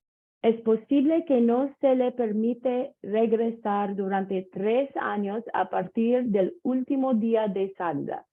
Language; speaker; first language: Spanish; non-native, learner; English